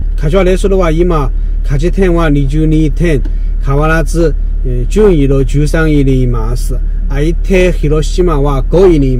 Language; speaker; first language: Japanese; non-native, fluent; Chinese